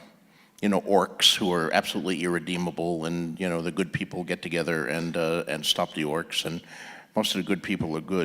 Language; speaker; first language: English; native; English